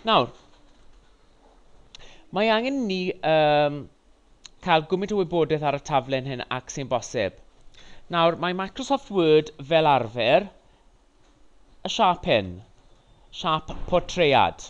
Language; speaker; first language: Welsh; non-native, local second language; English